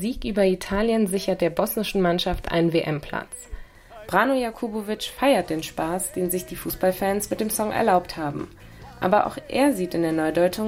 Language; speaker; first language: German; native; German